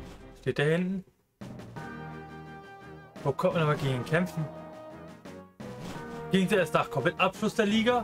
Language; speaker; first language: German; native; German